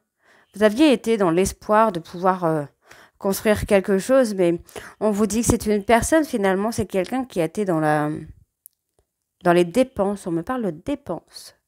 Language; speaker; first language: French; native; French